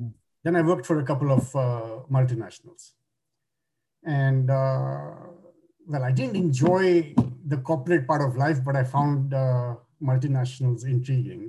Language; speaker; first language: English; non-native, local second language; Bangla